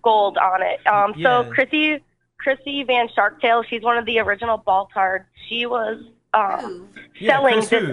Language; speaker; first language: English; native; English